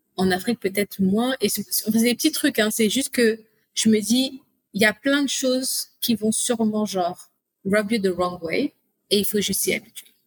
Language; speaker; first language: French; native; French